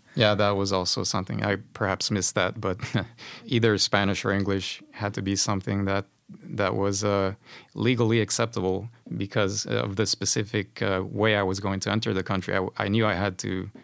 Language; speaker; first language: English; non-native, fluent; Spanish